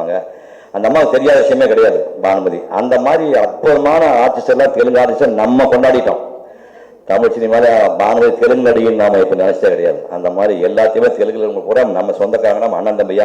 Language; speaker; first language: Tamil; native; Tamil